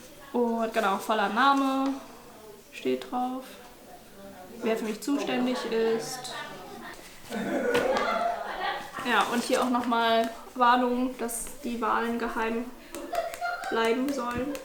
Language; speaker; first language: German; early bilingual, other home language; Indonesian